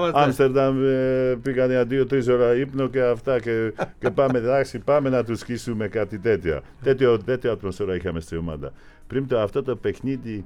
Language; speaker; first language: Greek; non-native, fluent; Polish